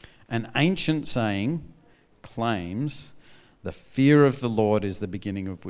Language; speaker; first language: English; native; English